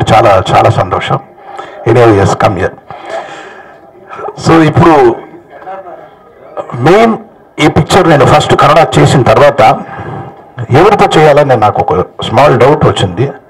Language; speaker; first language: Telugu; non-native, local second language; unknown